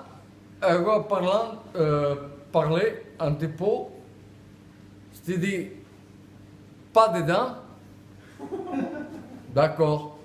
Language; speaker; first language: French; non-native, learner; Portuguese